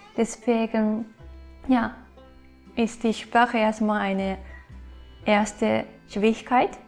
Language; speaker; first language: German; non-native, fluent; Japanese